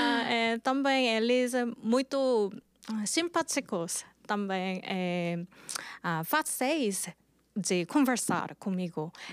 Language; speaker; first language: Portuguese; non-native, learner; Korean